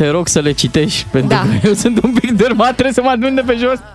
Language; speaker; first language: Romanian; native; Romanian